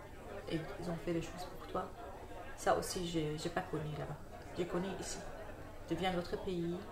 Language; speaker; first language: French; non-native, learner; Arabic